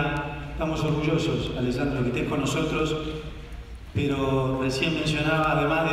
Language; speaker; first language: Spanish; native; Spanish